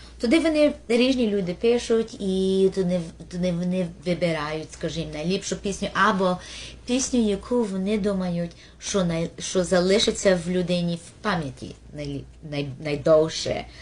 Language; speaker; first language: Ukrainian; early bilingual, heritage; Ukrainian